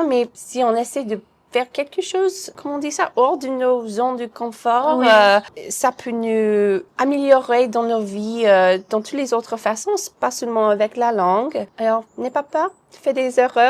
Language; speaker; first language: French; non-native, fluent; English